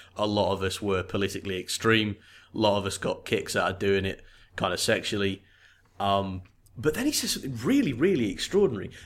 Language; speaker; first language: English; native; English